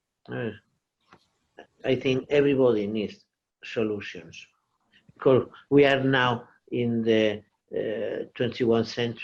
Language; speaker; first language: English; non-native, learner; Portuguese